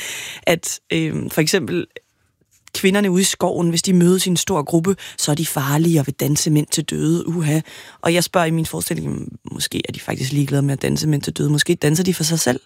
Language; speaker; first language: Danish; native; Danish